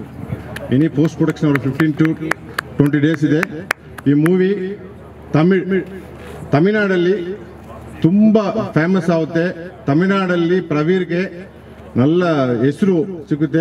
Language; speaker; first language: Kannada; non-native, learner; Tamil